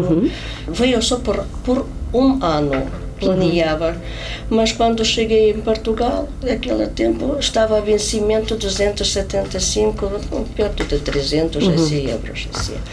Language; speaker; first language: Portuguese; non-native, learner; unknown